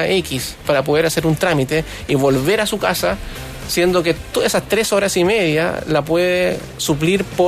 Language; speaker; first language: Spanish; native; Spanish